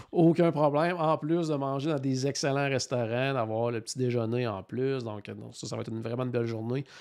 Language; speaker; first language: French; native; French